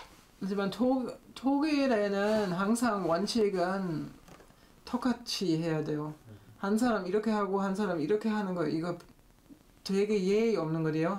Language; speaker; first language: Korean; non-native, fluent; German